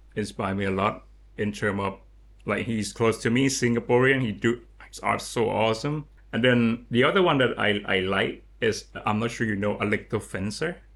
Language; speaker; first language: English; non-native, learner; Lao